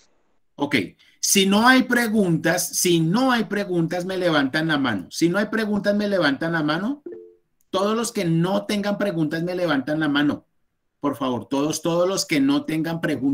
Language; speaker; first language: Spanish; native; Spanish